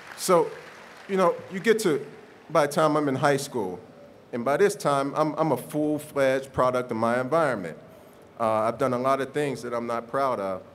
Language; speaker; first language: English; native; English